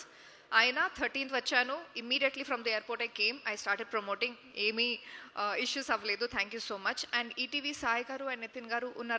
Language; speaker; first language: Telugu; non-native, learner; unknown